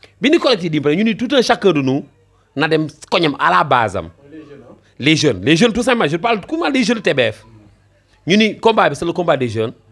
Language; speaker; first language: French; non-native, local second language; Wolof